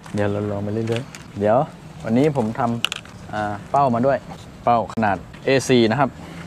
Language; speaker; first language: Thai; native; Thai